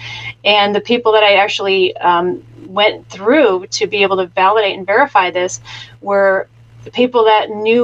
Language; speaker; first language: English; native; English